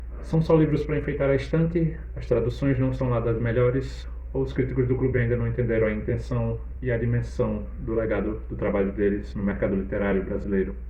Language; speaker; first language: Portuguese; native; Portuguese